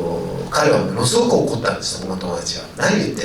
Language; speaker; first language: Japanese; native; Japanese